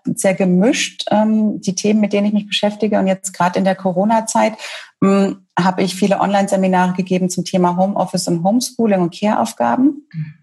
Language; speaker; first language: German; native; German